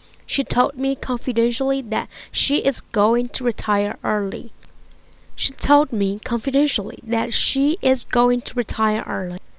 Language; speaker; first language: English; non-native, fluent; Chinese